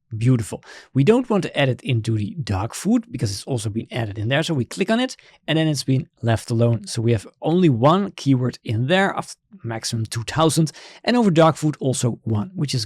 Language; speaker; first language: English; non-native, fluent; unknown